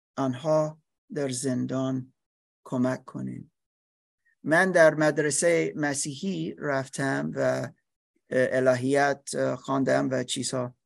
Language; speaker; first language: Persian; non-native, learner; English